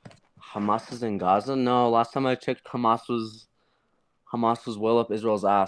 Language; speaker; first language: English; native; English